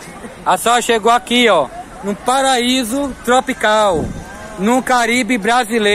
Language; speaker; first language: Portuguese; native; Portuguese